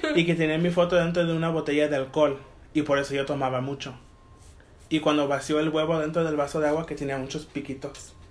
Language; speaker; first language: Spanish; early bilingual, heritage; Spanish